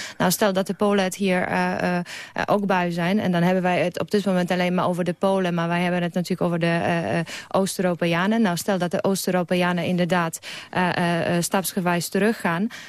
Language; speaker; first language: Dutch; non-native, fluent; Polish